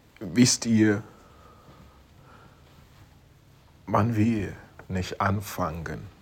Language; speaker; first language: German; non-native, fluent; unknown